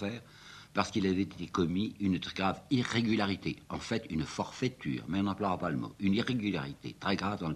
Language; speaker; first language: French; native; French